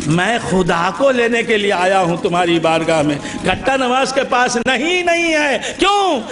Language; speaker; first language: Urdu; native; Urdu